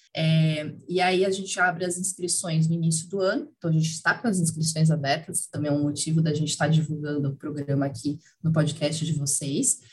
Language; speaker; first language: Portuguese; native; Portuguese